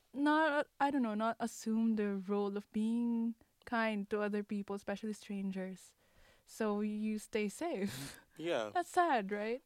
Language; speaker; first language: English; non-native, local second language; Filipino